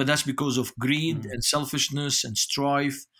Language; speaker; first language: English; non-native, fluent; Arabic